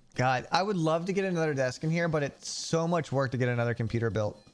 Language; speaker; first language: English; native; English